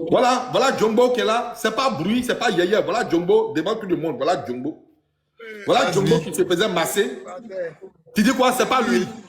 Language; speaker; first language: French; native; French